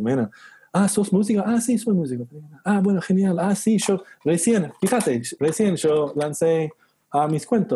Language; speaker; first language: Spanish; non-native, learner; English